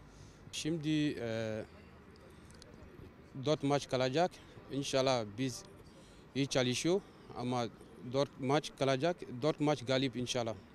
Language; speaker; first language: Turkish; non-native, learner; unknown